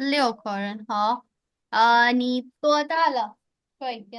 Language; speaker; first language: Chinese; non-native, fluent; Urdu